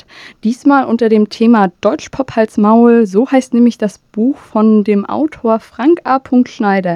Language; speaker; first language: German; native; German